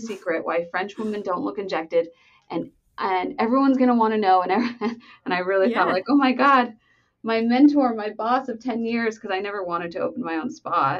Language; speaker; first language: English; native; English